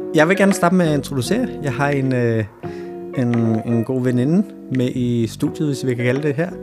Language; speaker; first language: Danish; native; Danish